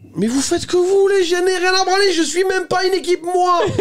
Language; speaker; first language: French; native; French